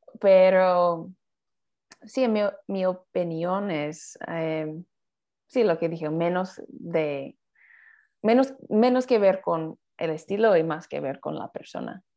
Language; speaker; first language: Spanish; non-native, fluent; English